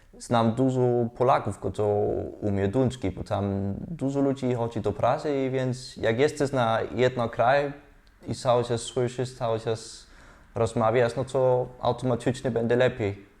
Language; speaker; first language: Polish; non-native, learner; Danish